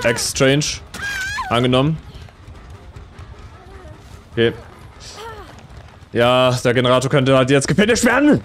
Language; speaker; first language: German; native; German